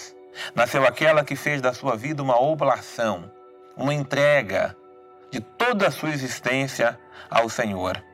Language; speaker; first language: Portuguese; native; Portuguese